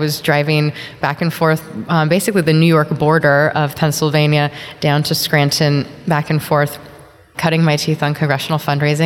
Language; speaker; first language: English; native; English